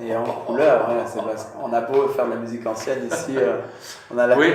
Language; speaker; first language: French; native; French